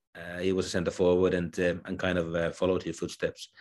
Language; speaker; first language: English; non-native, fluent; Finnish